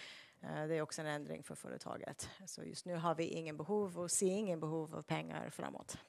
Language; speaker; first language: Swedish; non-native, fluent; English